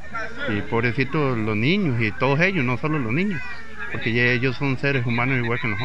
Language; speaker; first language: Spanish; native; Spanish